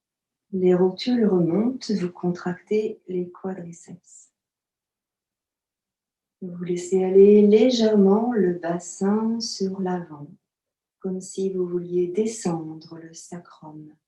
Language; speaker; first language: French; native; French